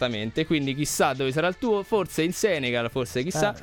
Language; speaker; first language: Italian; native; Italian